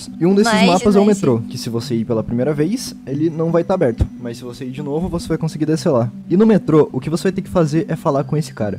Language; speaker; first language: Portuguese; native; Portuguese